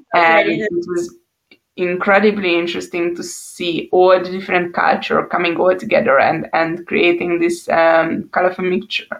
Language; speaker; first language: English; non-native, fluent; Hungarian